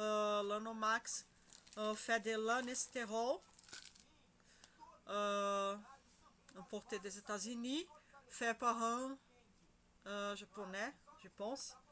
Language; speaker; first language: French; non-native, learner; Spanish